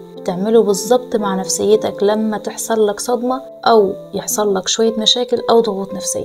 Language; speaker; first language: Arabic; native; Arabic